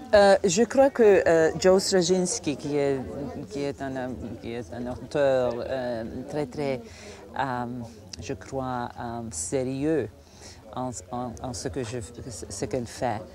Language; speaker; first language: French; non-native, fluent; Croatian